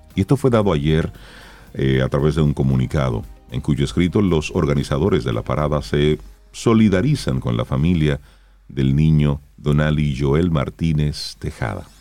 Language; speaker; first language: Spanish; native; Spanish